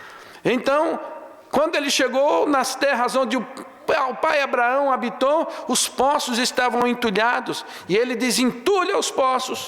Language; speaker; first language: Portuguese; native; Portuguese